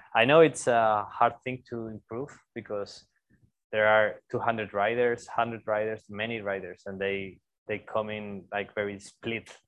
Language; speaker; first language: English; non-native, fluent; Spanish